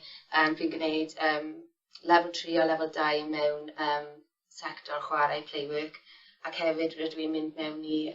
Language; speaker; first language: Welsh; non-native, local second language; English